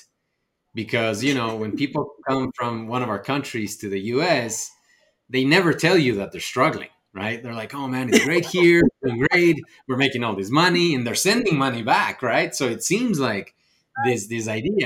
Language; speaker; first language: English; non-native, fluent; Spanish